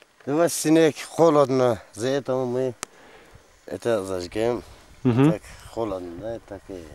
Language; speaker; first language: Russian; non-native, learner; Azerbaijani